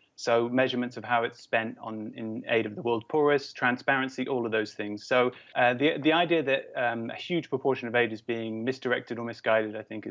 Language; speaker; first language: English; native; English